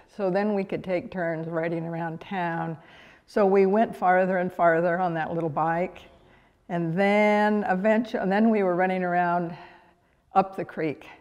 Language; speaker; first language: English; native; English